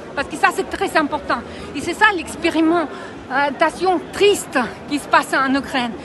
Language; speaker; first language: French; non-native, fluent; Russian